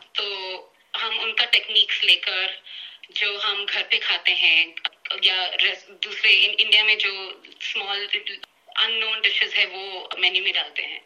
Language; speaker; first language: Hindi; non-native, local second language; Tamil